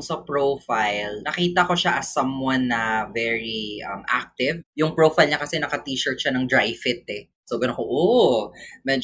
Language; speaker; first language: English; non-native, local second language; Cebuano